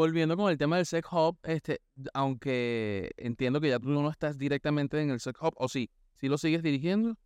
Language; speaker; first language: Spanish; native; Spanish